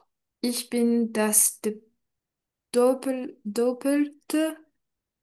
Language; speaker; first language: German; non-native, learner; French